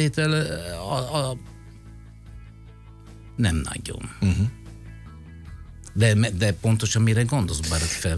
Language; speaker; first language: Hungarian; non-native, fluent; Italian